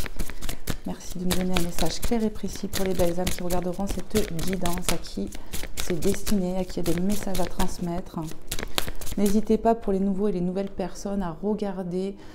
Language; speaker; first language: French; native; French